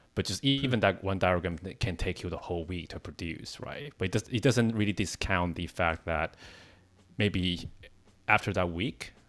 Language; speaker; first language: English; non-native, fluent; Chinese